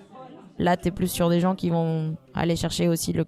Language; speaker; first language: French; non-native, fluent; Spanish